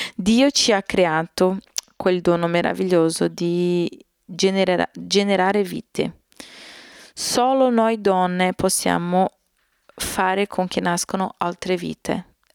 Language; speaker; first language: Italian; non-native, fluent; Portuguese